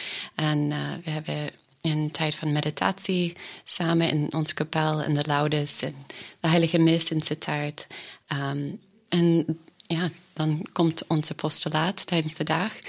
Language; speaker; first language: Dutch; non-native, fluent; English